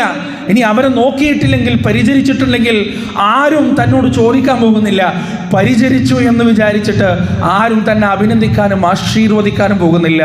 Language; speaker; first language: Malayalam; native; Malayalam